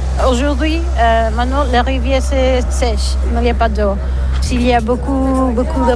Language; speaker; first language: French; non-native, learner; Catalan